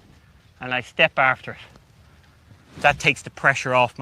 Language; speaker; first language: English; native; English